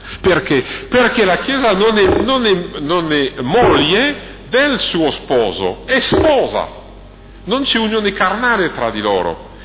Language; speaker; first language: Italian; non-native, fluent; French